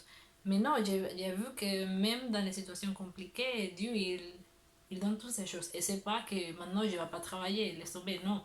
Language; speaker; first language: French; non-native, learner; Spanish